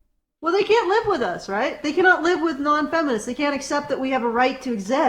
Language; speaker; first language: English; native; English